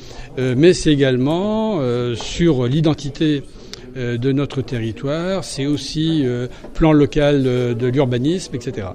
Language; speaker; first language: French; native; French